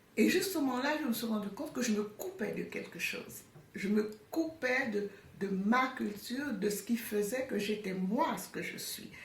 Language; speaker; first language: French; non-native, local second language; Haitian Creole